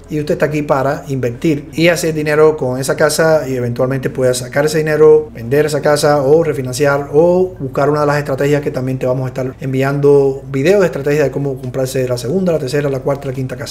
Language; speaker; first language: Spanish; native; Spanish